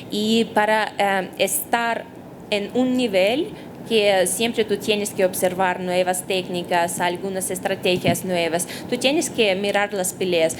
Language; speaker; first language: Spanish; non-native, fluent; Russian